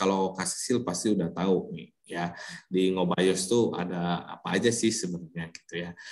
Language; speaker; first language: Indonesian; early bilingual, heritage; Indonesian